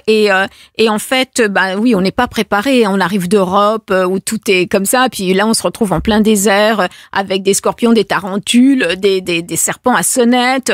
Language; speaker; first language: French; native; French